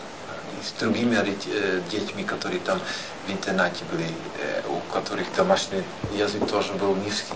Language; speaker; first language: Russian; non-native, learner; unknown